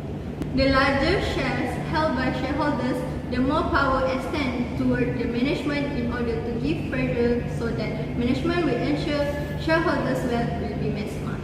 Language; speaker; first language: English; non-native, learner; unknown